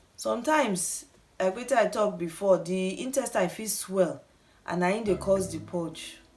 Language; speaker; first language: Nigerian Pidgin; non-native, local second language; Yoruba